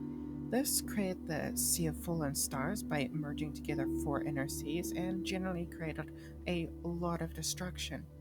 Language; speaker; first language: English; native; English